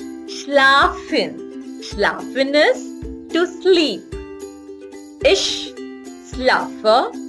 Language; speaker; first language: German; non-native, fluent; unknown